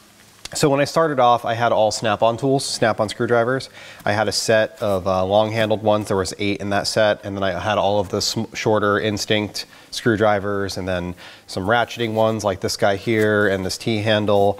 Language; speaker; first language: English; native; English